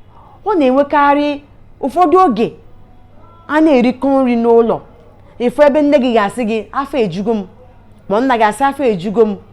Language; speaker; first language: Igbo; native; Igbo